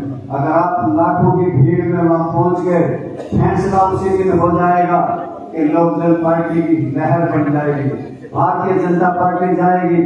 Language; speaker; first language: Hindi; native; Hindi